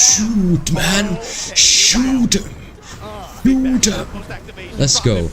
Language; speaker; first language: English; non-native, local second language; Arabic